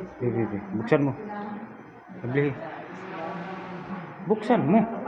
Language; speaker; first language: Filipino; native; Filipino